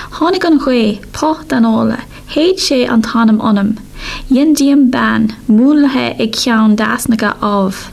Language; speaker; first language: Irish; non-native, local second language; English